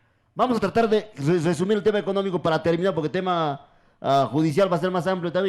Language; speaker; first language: Spanish; native; Spanish